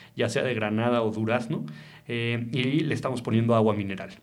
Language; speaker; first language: Spanish; native; Spanish